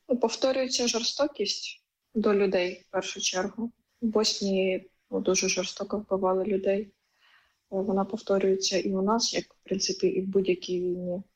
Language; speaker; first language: Ukrainian; native; Ukrainian